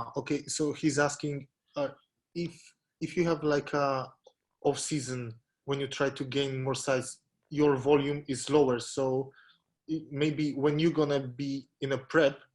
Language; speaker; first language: English; non-native, fluent; Polish